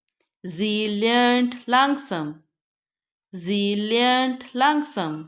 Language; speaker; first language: German; non-native, learner; Urdu